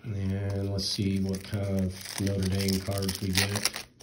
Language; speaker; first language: English; native; English